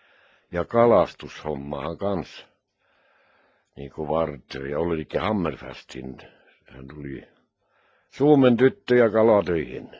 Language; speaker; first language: Finnish; non-native, local second language; Norwegian